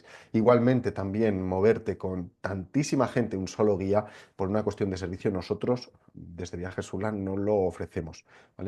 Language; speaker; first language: Spanish; native; Spanish